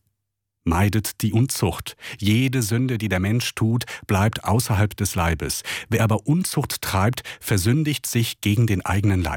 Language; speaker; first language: German; native; German